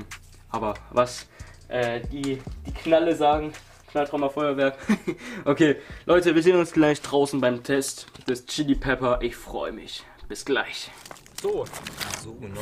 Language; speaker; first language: German; native; German